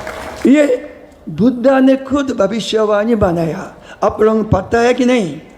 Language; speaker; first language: Hindi; non-native, learner; Japanese